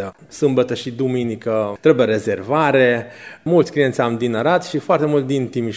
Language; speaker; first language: Romanian; non-native, local second language; Hungarian